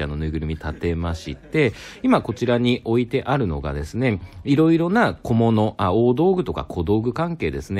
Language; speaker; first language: Japanese; native; Japanese